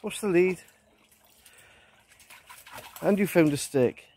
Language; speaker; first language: English; native; English